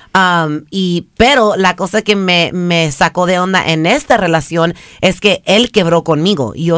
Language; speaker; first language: Spanish; early bilingual, other home language; English